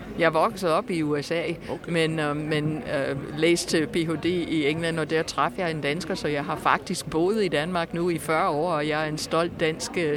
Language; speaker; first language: Danish; non-native, fluent; English